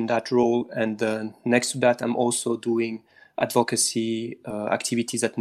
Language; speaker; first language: English; non-native, fluent; French